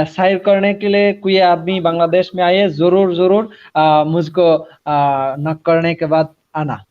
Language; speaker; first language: Hindi; non-native, learner; Bangla